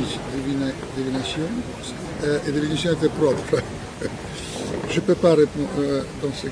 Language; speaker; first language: French; non-native, fluent; Russian